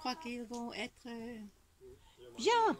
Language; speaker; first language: French; non-native, learner; Spanish